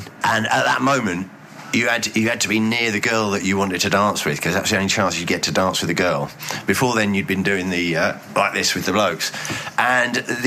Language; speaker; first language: English; native; English